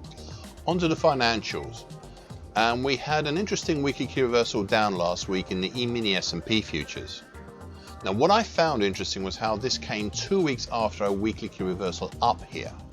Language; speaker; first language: English; native; English